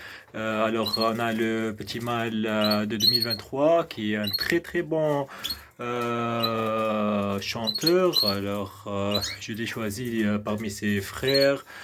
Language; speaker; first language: French; non-native, local second language; Arabic